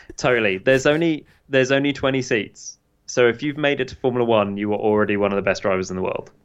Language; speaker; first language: English; native; English